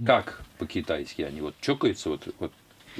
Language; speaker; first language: Russian; native; Russian